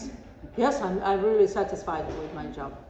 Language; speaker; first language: English; non-native, fluent; Serbian